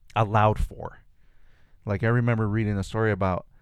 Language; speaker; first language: English; early bilingual, other home language; Spanish